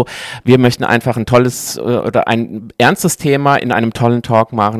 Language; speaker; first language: German; native; German